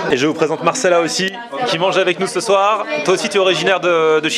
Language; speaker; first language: French; native; French